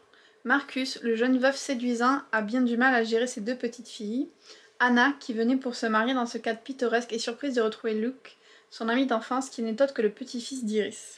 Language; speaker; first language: French; native; French